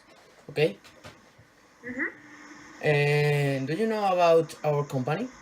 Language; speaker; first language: English; non-native, learner; Spanish